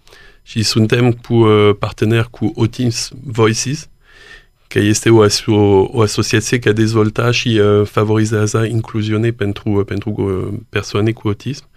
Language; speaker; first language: Romanian; non-native, learner; French